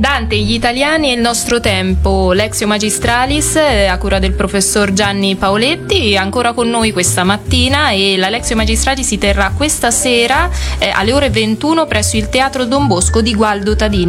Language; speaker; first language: Italian; native; Italian